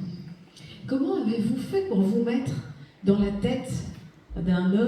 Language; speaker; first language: French; native; French